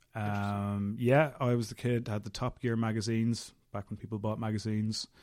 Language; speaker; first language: English; native; English